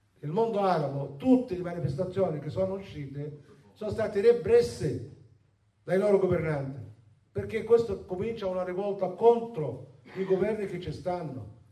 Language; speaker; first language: Italian; non-native, fluent; Arabic